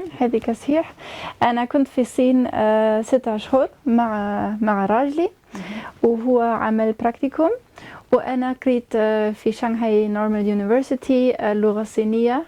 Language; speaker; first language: Arabic; non-native, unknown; German